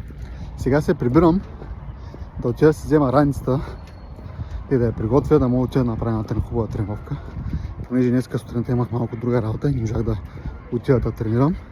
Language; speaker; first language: Bulgarian; native; Bulgarian